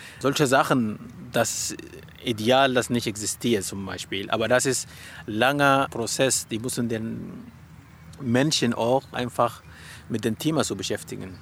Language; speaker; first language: German; non-native, learner; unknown